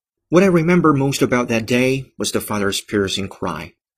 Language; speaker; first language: English; non-native, fluent; Chinese